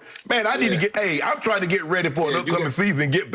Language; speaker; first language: English; native; English